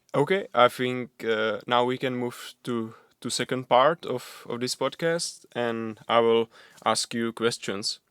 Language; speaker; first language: English; non-native, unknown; Czech